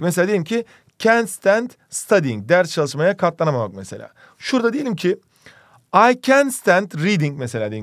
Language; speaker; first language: Turkish; native; Turkish